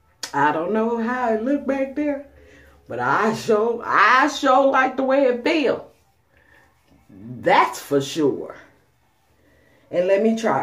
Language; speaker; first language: English; native; English